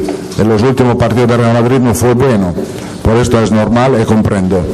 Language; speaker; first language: Spanish; non-native, fluent; Italian